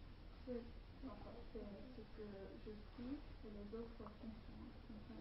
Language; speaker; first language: French; non-native, learner; Chinese